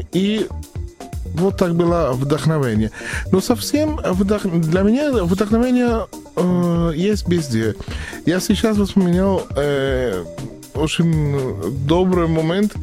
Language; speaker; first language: Russian; non-native, learner; Spanish